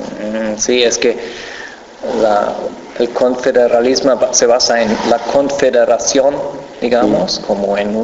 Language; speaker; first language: Spanish; non-native, fluent; German